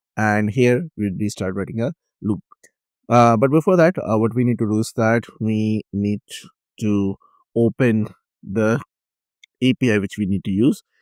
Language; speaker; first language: English; non-native, local second language; Urdu